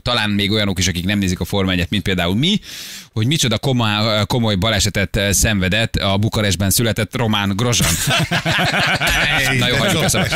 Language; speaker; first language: Hungarian; native; Hungarian